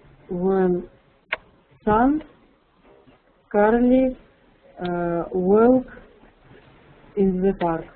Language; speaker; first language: English; non-native, learner; Russian